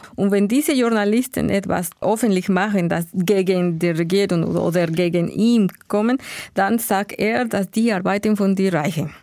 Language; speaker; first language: German; non-native, learner; Spanish